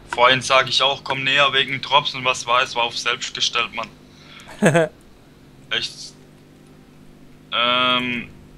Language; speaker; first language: German; native; German